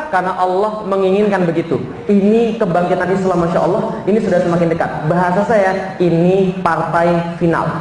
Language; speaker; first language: Indonesian; native; Indonesian